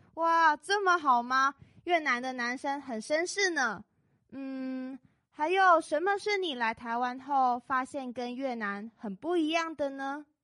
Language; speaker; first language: Chinese; native; Chinese